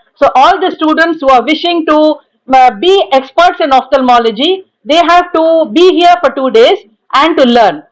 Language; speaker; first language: English; non-native, local second language; Tamil